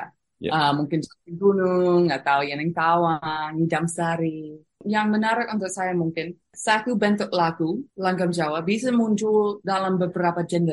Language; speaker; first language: Indonesian; non-native, fluent; English